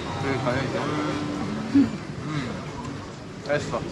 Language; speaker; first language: Spanish; non-native, learner; Japanese